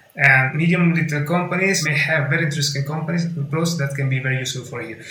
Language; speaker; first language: English; non-native, fluent; Italian